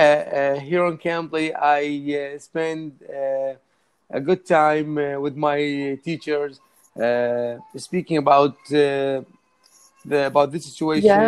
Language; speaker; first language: English; non-native, learner; Arabic